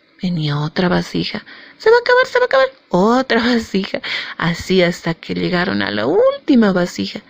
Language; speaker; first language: Spanish; native; Spanish